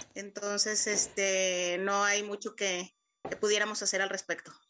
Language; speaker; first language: Spanish; native; Spanish